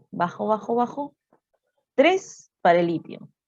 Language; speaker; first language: Spanish; native; Spanish